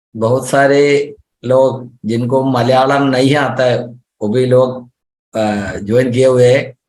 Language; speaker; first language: Hindi; non-native, local second language; Malayalam